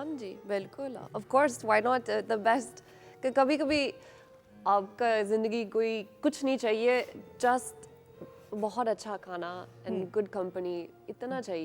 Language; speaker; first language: Hindi; non-native, learner; English